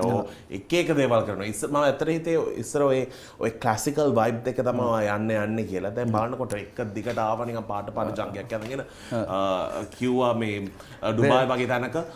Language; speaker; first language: Sinhala; non-native, local second language; Tamil